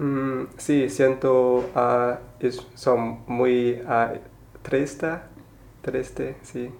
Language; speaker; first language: Spanish; non-native, learner; Chinese